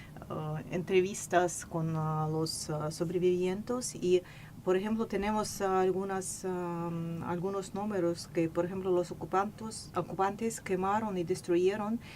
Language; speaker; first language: Spanish; non-native, fluent; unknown